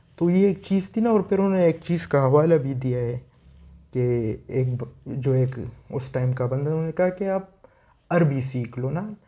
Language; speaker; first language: Urdu; non-native, local second language; Pashto